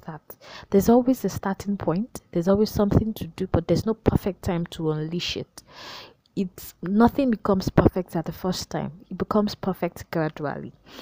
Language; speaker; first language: English; non-native, local second language; Yoruba